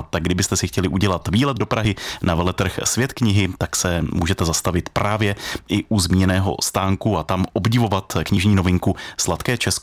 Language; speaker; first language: Czech; native; Czech